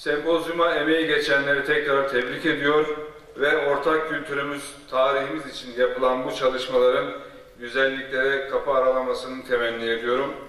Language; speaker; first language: Turkish; native; Turkish